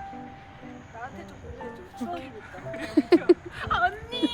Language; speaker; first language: Korean; native; Korean